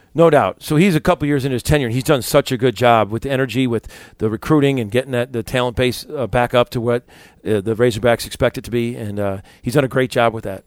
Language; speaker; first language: English; native; English